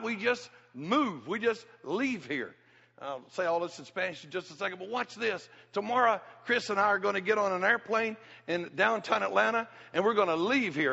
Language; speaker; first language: English; native; English